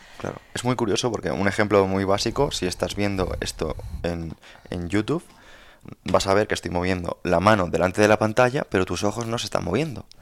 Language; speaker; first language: Spanish; native; Spanish